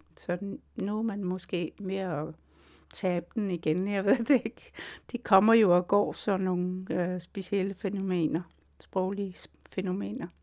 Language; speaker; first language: Danish; non-native, local second language; Kalaallisut